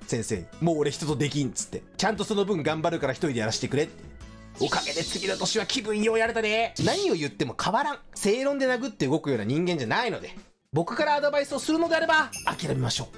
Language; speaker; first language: Japanese; native; Japanese